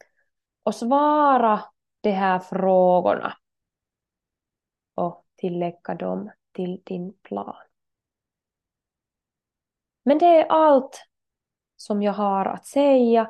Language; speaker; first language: Swedish; non-native, learner; Finnish